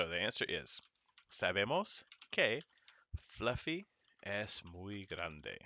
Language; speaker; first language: Spanish; non-native, fluent; English